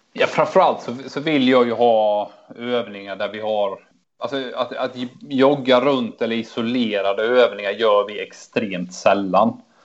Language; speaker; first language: Swedish; native; Swedish